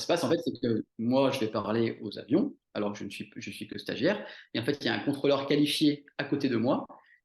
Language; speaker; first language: French; native; French